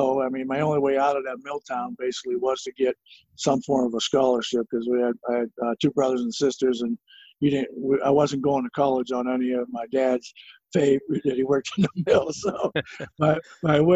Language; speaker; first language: English; native; English